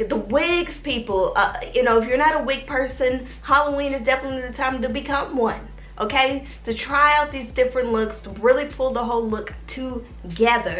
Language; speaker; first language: English; native; English